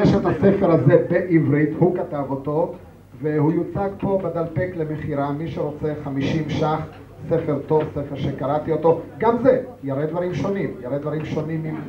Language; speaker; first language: Hebrew; native; Hebrew